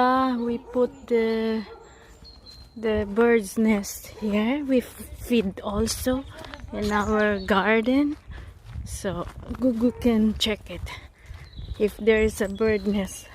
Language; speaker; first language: English; non-native, learner; Filipino